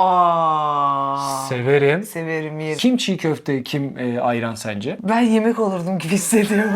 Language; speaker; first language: Turkish; native; Turkish